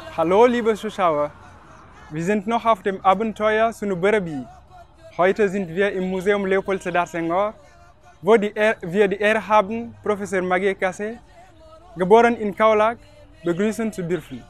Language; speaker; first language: German; non-native, fluent; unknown